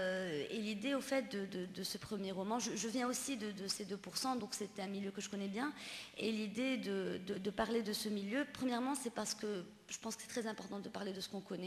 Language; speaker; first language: French; non-native, local second language; Arabic